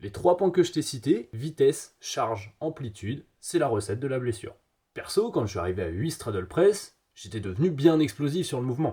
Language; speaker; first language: French; native; French